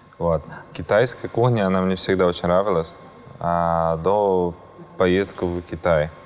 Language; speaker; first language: Russian; non-native, fluent; Portuguese